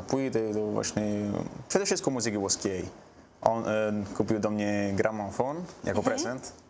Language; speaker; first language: Polish; non-native, learner; Italian